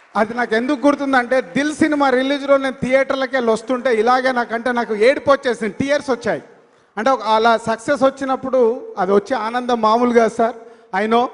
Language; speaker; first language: Telugu; native; Telugu